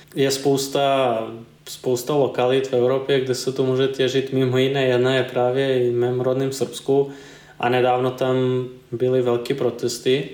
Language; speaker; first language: Czech; non-native, fluent; Serbian